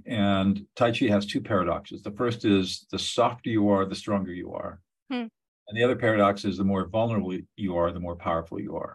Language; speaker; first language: English; native; English